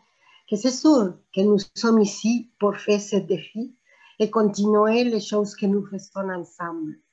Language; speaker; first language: French; non-native, fluent; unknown